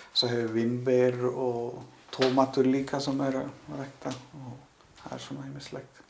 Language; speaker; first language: Icelandic; non-native, fluent; Marathi